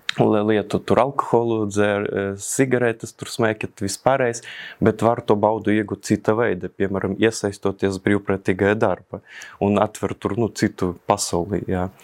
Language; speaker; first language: Latvian; non-native, local second language; Russian